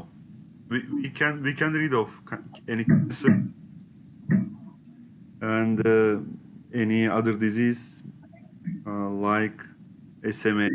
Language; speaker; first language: English; non-native, learner; Turkish